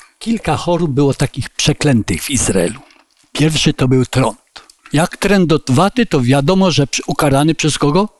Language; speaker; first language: Polish; native; Polish